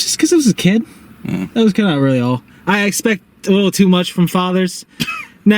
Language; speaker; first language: English; native; English